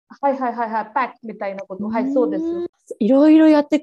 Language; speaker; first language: Japanese; non-native, learner; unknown